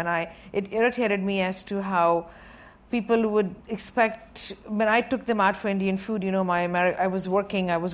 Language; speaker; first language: English; non-native, local second language; Sindhi